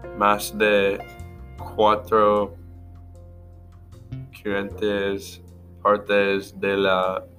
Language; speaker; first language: Spanish; non-native, learner; English